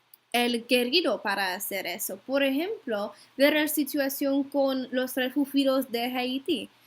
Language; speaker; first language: Spanish; non-native, learner; English